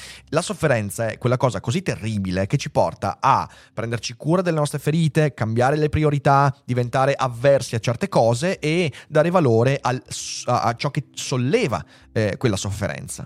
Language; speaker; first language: Italian; native; Italian